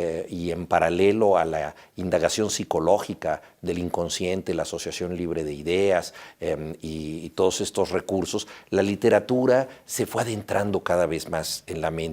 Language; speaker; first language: Spanish; native; Spanish